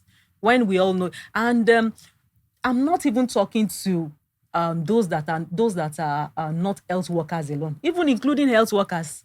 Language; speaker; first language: English; non-native, local second language; Yoruba